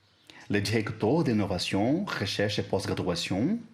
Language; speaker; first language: French; non-native, learner; Portuguese